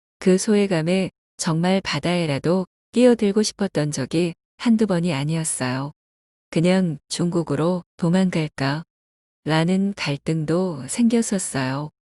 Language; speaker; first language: Korean; non-native, fluent; Chinese